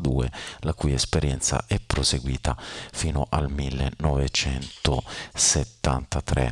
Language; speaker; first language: Italian; native; Italian